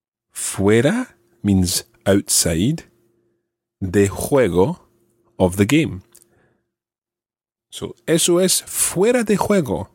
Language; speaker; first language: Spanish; non-native, fluent; English